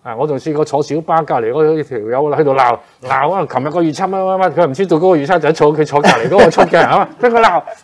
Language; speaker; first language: Chinese; non-native, local second language; Cantonese